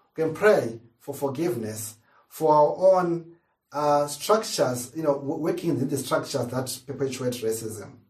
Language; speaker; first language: English; non-native, local second language; Shona